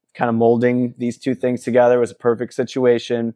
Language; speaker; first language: English; native; English